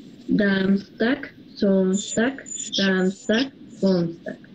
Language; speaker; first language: German; non-native, learner; Spanish